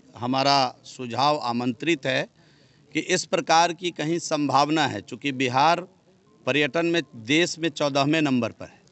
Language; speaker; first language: Hindi; native; Hindi